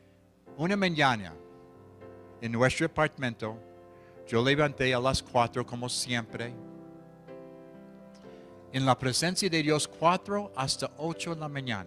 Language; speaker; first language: Spanish; non-native, fluent; English